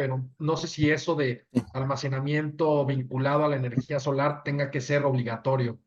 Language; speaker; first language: Spanish; native; Spanish